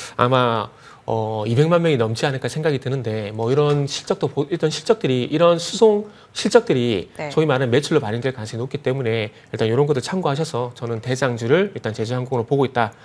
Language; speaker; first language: Korean; native; Korean